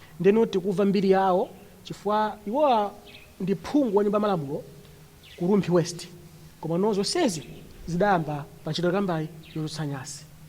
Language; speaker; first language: Nyanja; non-native, local second language; Tumbuka